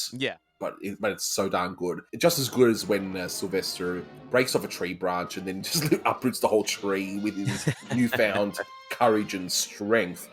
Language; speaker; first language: English; native; English